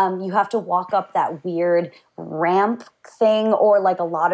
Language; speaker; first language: English; native; English